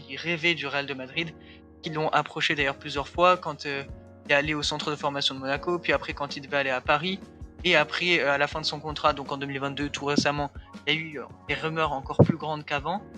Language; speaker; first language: French; native; French